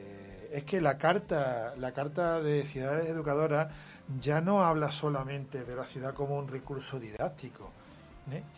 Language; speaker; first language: Spanish; native; Spanish